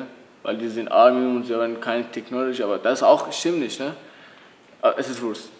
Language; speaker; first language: German; non-native, learner; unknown